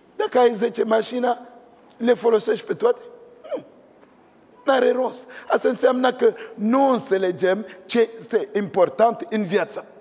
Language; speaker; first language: Romanian; non-native, fluent; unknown